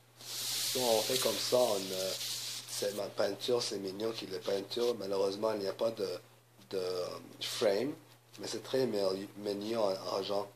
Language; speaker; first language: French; non-native, learner; English